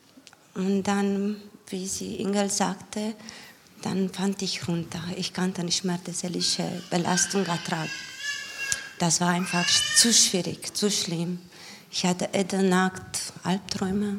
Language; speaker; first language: German; non-native, learner; Romanian